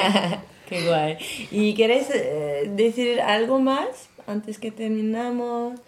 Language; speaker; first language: Spanish; non-native, learner; French